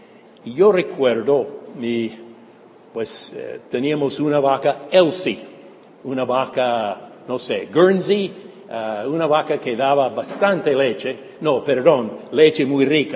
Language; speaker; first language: Spanish; non-native, fluent; English